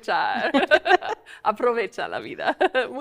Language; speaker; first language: Spanish; non-native, fluent; English